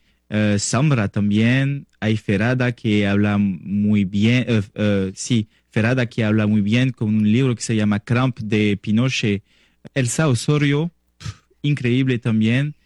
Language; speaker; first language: Spanish; non-native, learner; French